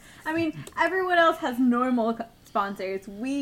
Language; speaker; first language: English; early bilingual, other home language; Spanish